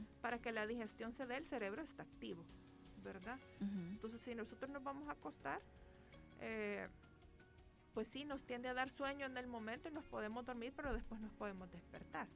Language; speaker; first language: Spanish; native; Spanish